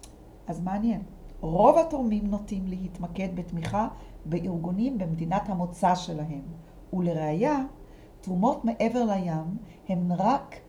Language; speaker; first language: Hebrew; native; Hebrew